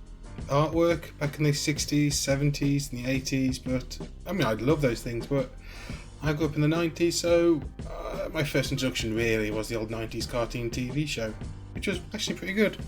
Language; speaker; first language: English; native; English